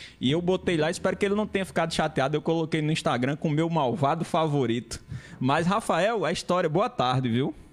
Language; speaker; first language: Portuguese; native; Portuguese